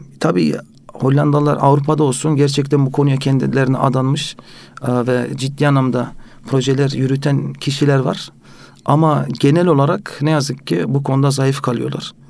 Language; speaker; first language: Turkish; early bilingual, heritage; Turkish